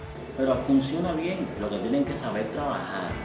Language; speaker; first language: Spanish; native; Spanish